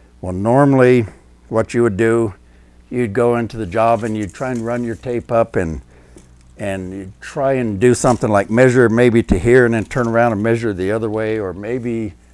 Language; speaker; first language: English; native; English